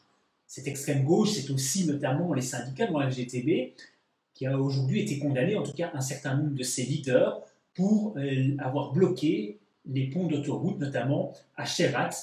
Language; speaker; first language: French; native; French